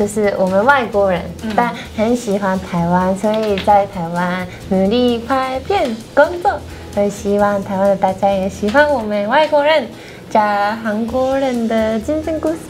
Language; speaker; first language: Chinese; non-native, fluent; Japanese